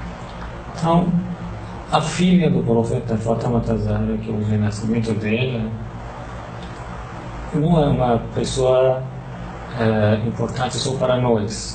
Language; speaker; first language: Portuguese; non-native, learner; Persian